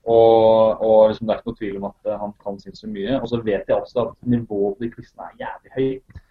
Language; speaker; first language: Norwegian; native; Norwegian